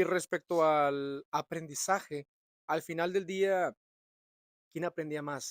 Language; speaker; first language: Spanish; native; Spanish